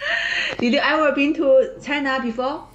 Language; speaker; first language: English; non-native, learner; Chinese